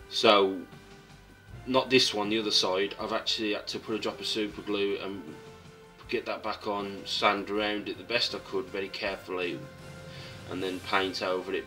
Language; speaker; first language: English; native; English